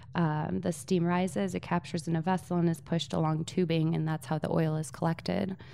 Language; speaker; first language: English; early bilingual, other home language; Polish